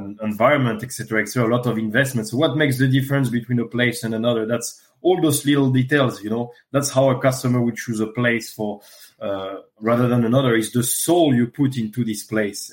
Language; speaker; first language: English; non-native, fluent; French